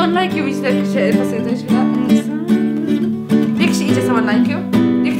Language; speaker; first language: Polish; native; Polish